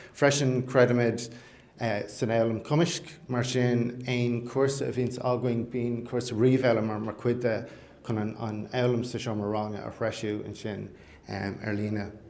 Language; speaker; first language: Irish; non-native, local second language; English